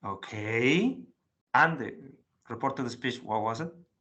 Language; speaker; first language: English; non-native, learner; Spanish